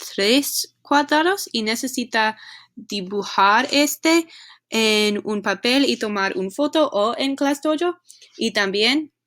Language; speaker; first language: Spanish; non-native, learner; English